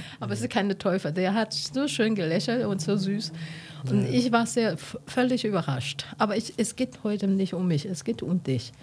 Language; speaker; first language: German; non-native, learner; Chinese